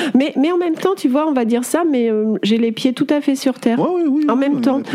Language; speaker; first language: French; native; French